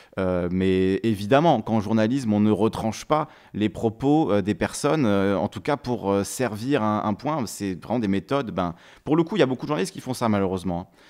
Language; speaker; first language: French; native; French